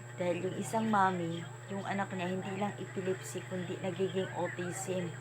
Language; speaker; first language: Filipino; native; Filipino